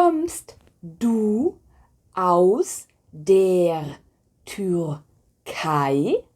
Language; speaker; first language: German; non-native, fluent; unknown